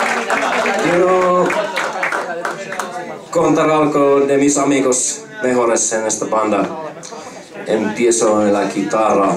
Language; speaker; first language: Spanish; non-native, fluent; Finnish